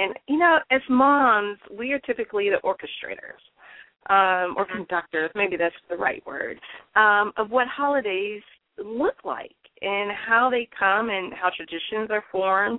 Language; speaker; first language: English; native; English